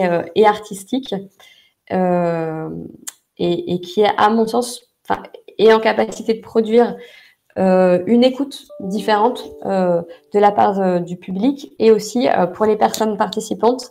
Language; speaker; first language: French; native; French